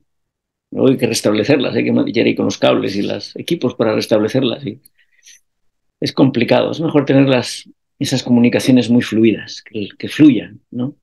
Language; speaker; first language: Spanish; native; Spanish